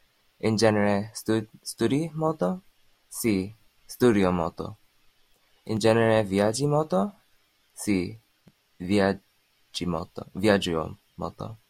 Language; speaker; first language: Italian; non-native, learner; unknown